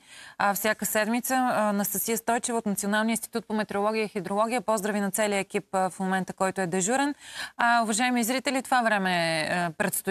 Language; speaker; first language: Bulgarian; native; Bulgarian